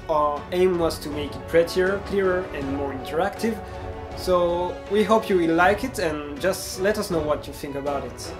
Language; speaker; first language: English; non-native, fluent; French